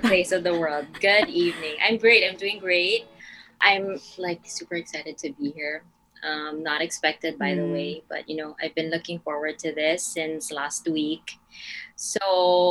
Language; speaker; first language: English; non-native, local second language; Filipino